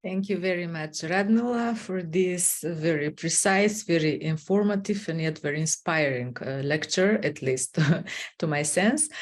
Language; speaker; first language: English; non-native, fluent; Macedonian